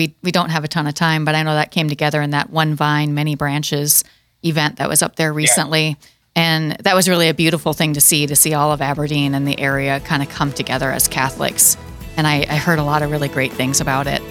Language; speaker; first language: English; native; English